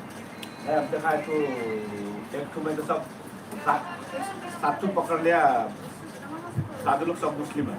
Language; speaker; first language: Hindi; non-native, local second language; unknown